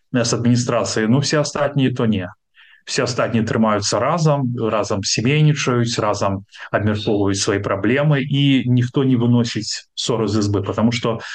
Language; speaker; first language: Belarusian; non-native, local second language; Russian